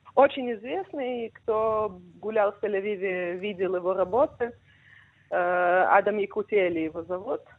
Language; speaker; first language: Russian; non-native, fluent; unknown